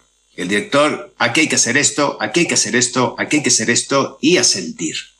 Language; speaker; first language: Spanish; native; Spanish